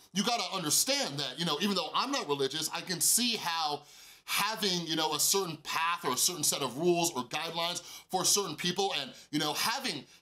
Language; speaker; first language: English; native; English